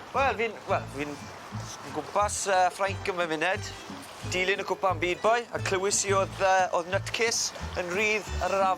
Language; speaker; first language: Welsh; native; Welsh